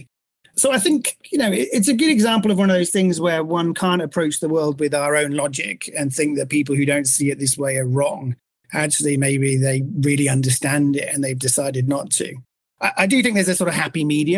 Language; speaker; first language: English; native; English